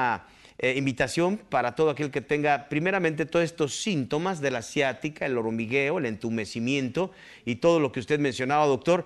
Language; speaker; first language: Spanish; native; Spanish